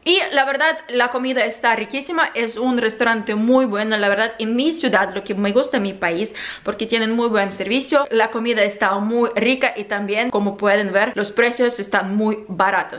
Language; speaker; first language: Spanish; non-native, fluent; Ukrainian